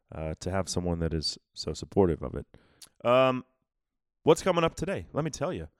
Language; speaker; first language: English; native; English